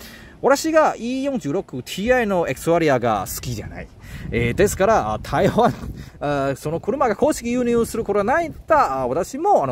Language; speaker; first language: Japanese; non-native, learner; Chinese